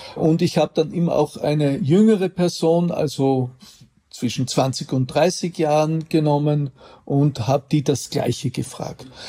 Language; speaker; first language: German; native; German